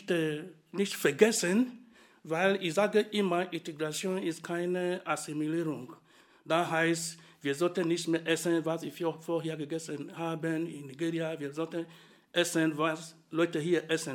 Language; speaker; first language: German; non-native, fluent; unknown